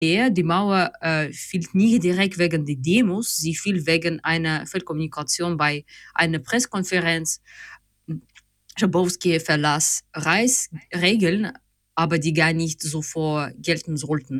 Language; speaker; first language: German; non-native, fluent; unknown